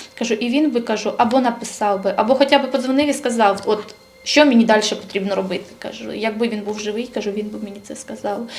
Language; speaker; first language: Ukrainian; native; Ukrainian